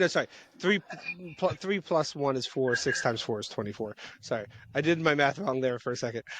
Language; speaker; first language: English; native; English